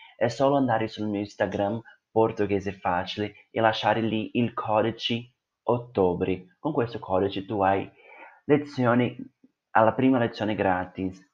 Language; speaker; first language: Italian; non-native, fluent; Portuguese